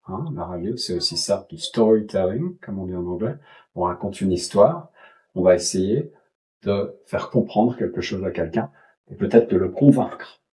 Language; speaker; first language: French; native; French